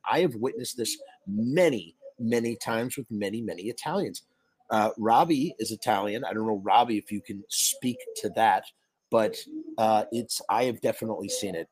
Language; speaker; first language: English; native; English